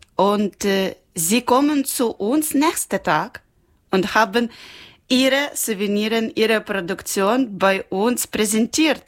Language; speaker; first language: German; non-native, learner; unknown